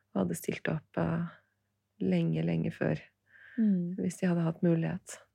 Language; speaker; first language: Norwegian; early bilingual, other home language; Turkish